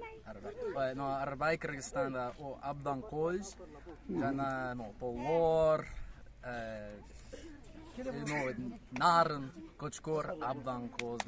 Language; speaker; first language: Kyrgyz; non-native, learner; English